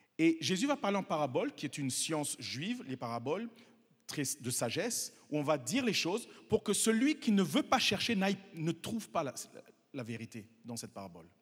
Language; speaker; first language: French; non-native, local second language; Kinyarwanda